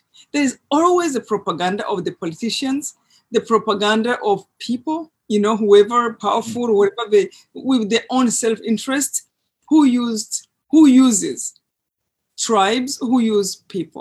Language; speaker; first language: English; non-native, local second language; Kinyarwanda